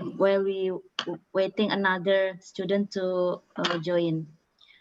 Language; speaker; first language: English; non-native, learner; Indonesian